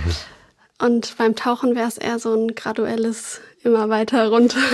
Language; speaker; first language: German; native; German